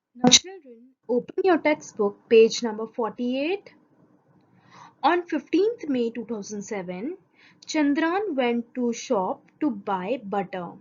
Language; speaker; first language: English; non-native, local second language; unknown